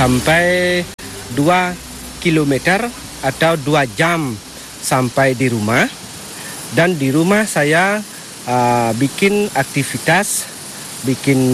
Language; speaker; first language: Indonesian; non-native, local second language; Balinese